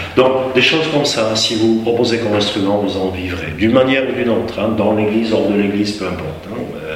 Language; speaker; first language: French; native; French